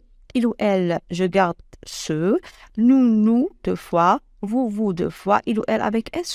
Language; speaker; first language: French; non-native, local second language; Arabic